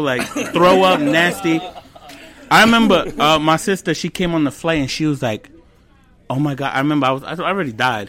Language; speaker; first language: English; early bilingual, other home language; Spanish